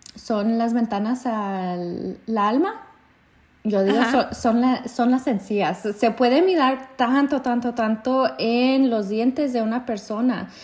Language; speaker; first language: Spanish; early bilingual, heritage; Spanish